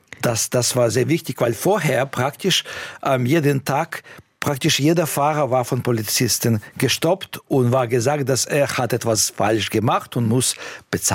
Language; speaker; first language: German; non-native, fluent; Russian